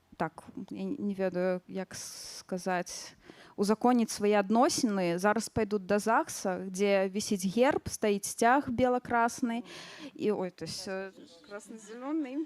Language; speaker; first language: Belarusian; non-native, local second language; Russian